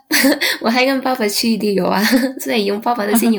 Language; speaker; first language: Chinese; non-native, learner; Indonesian